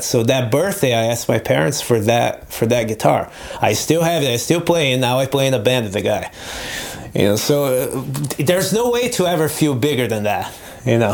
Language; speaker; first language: English; non-native, fluent; Portuguese